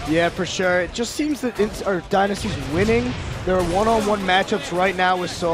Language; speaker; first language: English; native; English